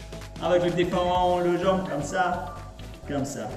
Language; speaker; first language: French; non-native, learner; Latvian